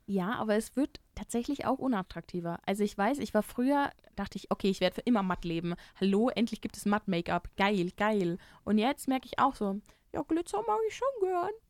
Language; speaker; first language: German; native; German